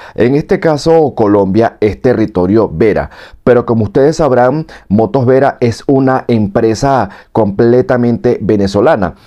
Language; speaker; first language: Spanish; native; Spanish